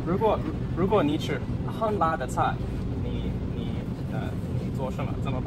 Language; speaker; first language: Chinese; non-native, learner; English